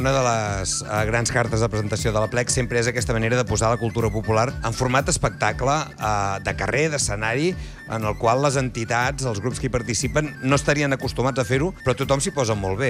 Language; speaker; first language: Catalan; native; Catalan